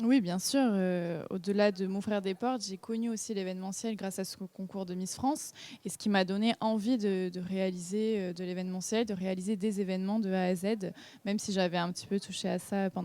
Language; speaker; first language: French; native; French